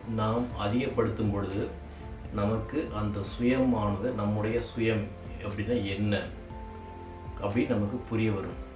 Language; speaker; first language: Tamil; native; Tamil